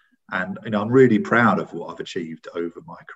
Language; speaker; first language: English; native; English